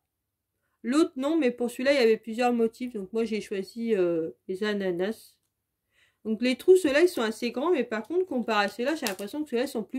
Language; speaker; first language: French; native; French